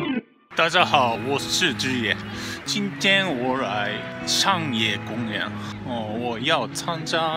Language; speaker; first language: Chinese; non-native, learner; Japanese